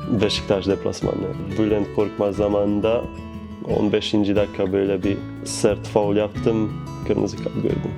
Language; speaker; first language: Turkish; non-native, fluent; Bosnian